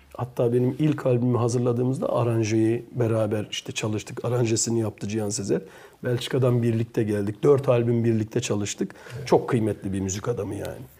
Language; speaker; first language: Turkish; early bilingual, heritage; Turkish